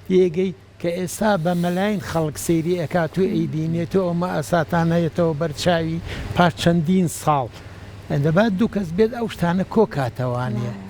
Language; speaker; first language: Central Kurdish; native; Central Kurdish